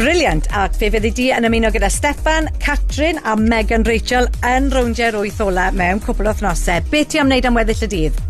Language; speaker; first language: Welsh; native; Welsh